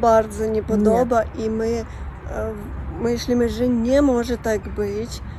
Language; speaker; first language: Polish; non-native, learner; Russian